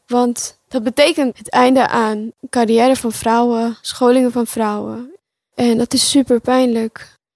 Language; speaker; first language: Dutch; early bilingual, other home language; Pashto